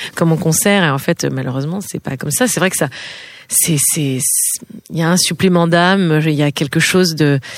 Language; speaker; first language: French; native; French